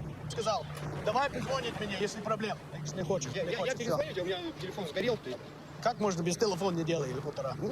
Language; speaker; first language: Russian; non-native, learner; English